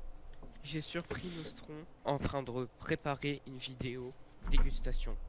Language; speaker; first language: French; native; French